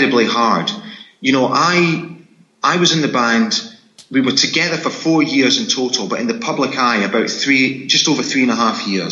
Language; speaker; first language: English; native; English